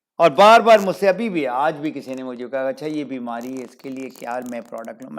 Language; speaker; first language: Urdu; native; Urdu